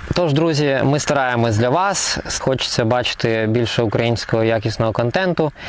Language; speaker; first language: Ukrainian; non-native, local second language; Russian